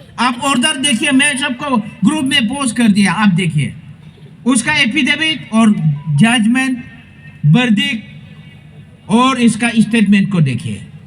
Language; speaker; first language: Hindi; non-native, local second language; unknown